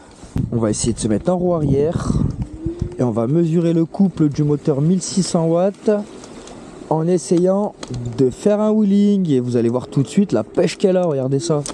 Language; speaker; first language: French; native; French